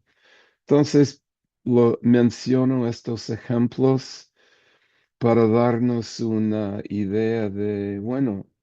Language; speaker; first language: Spanish; non-native, fluent; English